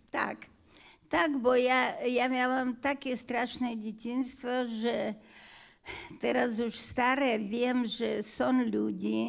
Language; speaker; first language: Polish; non-native, fluent; Hungarian